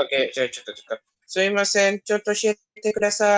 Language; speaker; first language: Japanese; non-native, learner; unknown